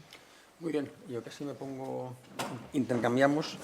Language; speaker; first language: Spanish; native; Spanish